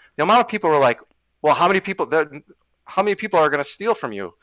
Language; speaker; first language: English; native; English